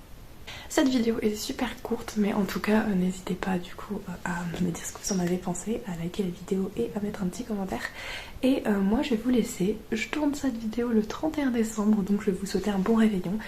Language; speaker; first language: French; native; French